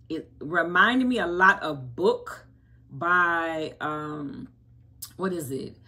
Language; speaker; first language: English; native; English